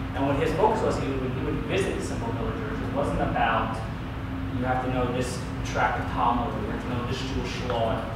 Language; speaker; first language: English; native; English